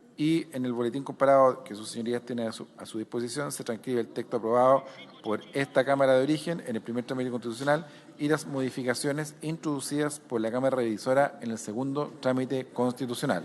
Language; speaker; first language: Spanish; native; Spanish